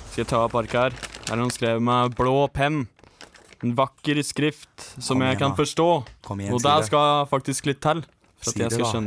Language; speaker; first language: Norwegian; native; Norwegian